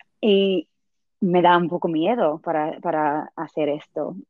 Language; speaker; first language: Spanish; non-native, learner; English